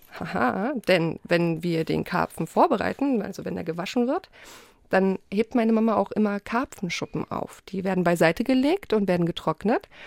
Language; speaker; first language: German; early bilingual, other home language; Polish